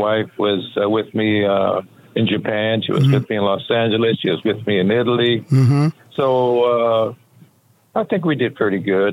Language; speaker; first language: English; native; English